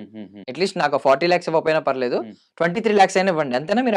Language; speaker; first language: Telugu; native; Telugu